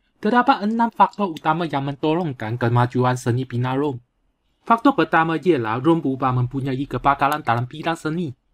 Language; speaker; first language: Malay; non-native, local second language; Chinese